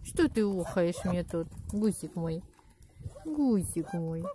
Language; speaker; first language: Russian; native; Russian